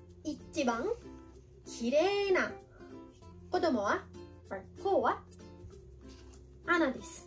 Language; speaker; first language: Japanese; non-native, fluent; Filipino